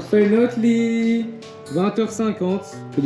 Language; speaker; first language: French; native; French